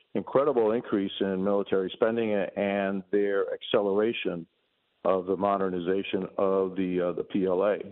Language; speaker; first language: English; early bilingual, other home language; Spanish